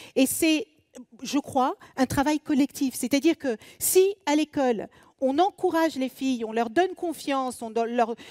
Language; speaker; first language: French; native; French